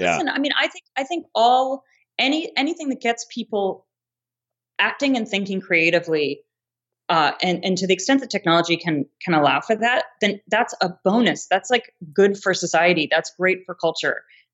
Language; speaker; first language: English; native; English